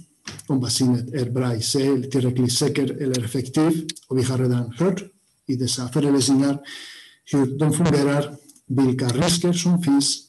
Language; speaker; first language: Swedish; non-native, fluent; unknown